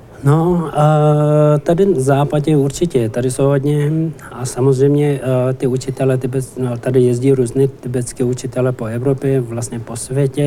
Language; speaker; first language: Czech; non-native, learner; Tibetan